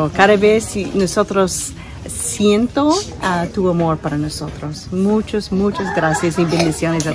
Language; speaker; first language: Spanish; non-native, learner; English